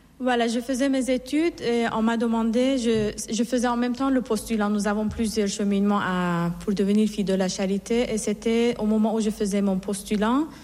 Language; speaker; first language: French; non-native, fluent; Persian